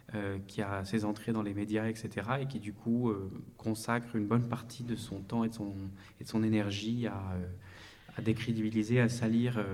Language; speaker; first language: French; native; French